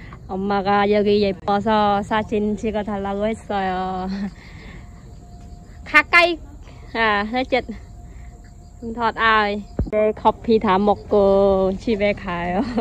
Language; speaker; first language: Korean; non-native, learner; Khmer